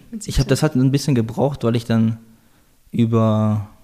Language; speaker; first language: German; native; German